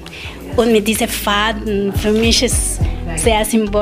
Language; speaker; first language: German; non-native, learner; Spanish